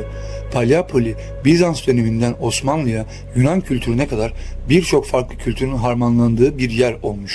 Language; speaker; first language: Turkish; native; Turkish